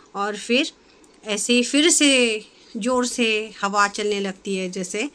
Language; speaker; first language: Hindi; non-native, local second language; Marathi